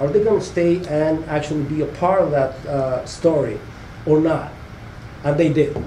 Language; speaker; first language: English; non-native, fluent; Spanish